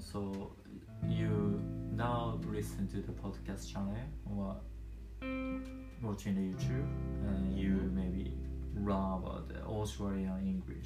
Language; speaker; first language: English; non-native, learner; Japanese